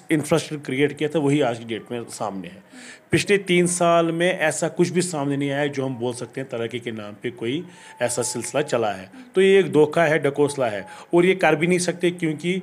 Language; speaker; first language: Hindi; non-native, local second language; Kashmiri